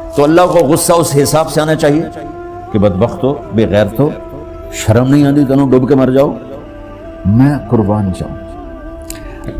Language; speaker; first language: Urdu; non-native, local second language; Punjabi